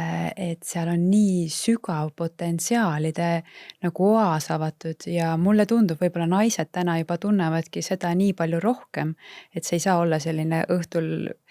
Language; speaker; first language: Estonian; native; Estonian